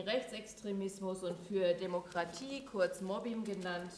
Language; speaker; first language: German; native; German